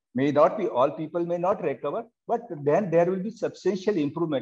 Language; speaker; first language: English; non-native, local second language; Hindi